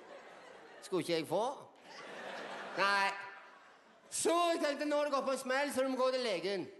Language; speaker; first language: Norwegian; native; Norwegian